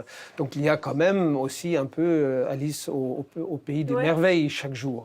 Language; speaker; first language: French; non-native, fluent; German